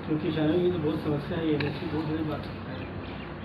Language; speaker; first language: Hindi; native; Hindi